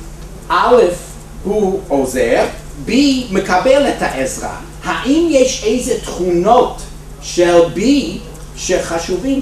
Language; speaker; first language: Hebrew; non-native, fluent; English